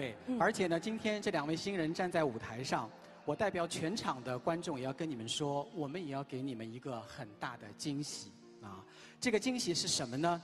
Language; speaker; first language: Chinese; native; Chinese